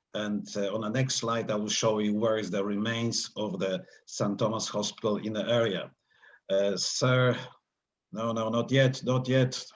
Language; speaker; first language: English; non-native, fluent; Polish